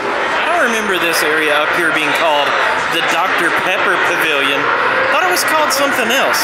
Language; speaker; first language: English; native; English